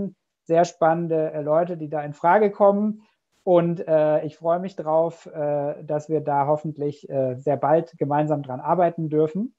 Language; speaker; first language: German; native; German